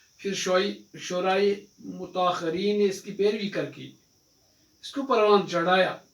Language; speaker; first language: Urdu; native; Urdu